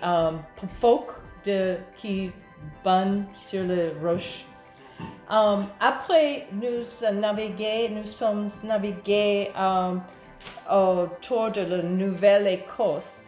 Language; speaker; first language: French; non-native, learner; English